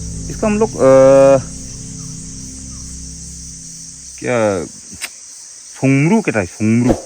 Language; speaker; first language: Hindi; non-native, local second language; Garo